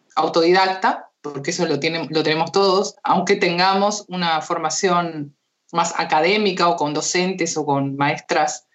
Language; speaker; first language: Spanish; early bilingual, heritage; Spanish